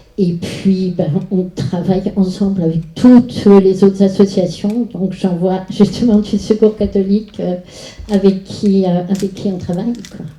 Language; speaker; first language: French; native; French